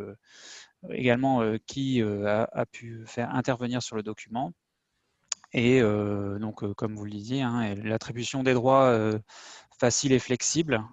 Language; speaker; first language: French; native; French